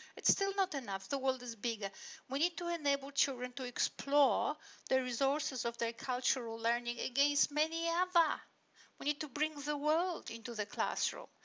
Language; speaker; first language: English; non-native, fluent; Polish